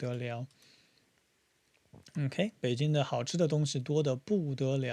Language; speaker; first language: Chinese; non-native, fluent; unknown